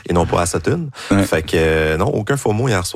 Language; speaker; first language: French; native; French